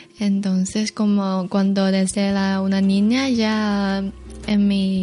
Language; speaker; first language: Spanish; non-native, learner; Chinese